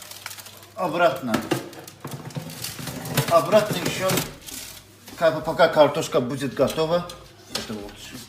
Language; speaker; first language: Russian; non-native, local second language; Azerbaijani